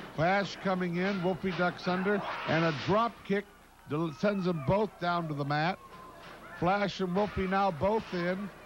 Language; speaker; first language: English; native; English